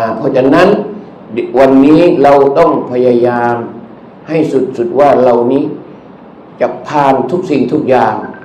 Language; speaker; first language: Thai; non-native, local second language; Malay